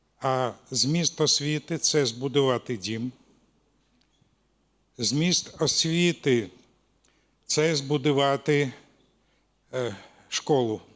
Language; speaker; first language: Ukrainian; non-native, local second language; Russian